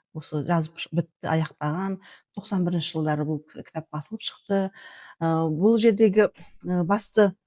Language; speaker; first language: Kazakh; native; Kazakh